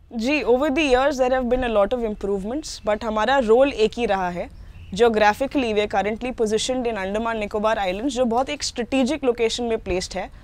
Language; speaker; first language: Hindi; native; Hindi